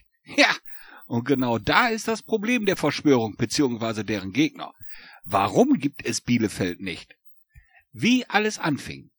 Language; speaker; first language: German; native; German